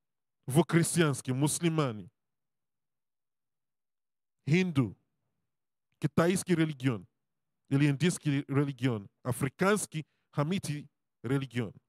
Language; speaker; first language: Russian; non-native, learner; English